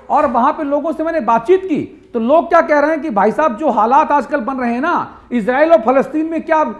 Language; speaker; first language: Hindi; native; Hindi